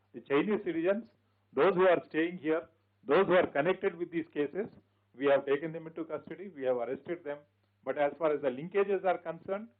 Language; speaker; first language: English; non-native, local second language; Telugu